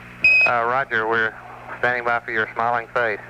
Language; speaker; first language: English; native; English